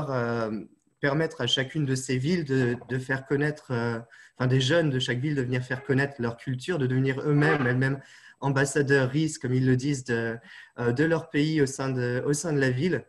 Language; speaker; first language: French; native; French